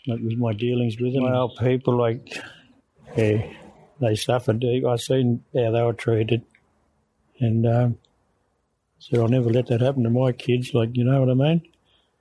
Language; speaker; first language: English; native; English